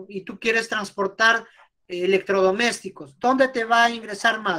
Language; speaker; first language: Spanish; native; Spanish